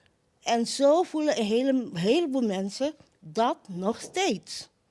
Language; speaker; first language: Dutch; non-native, local second language; Papiamento